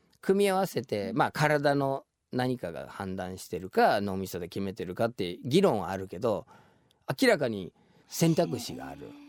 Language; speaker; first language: Japanese; non-native, fluent; English